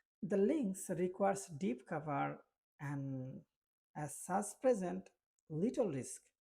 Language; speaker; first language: English; non-native, local second language; Bangla